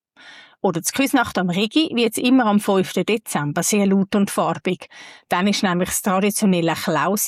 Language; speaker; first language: German; native; German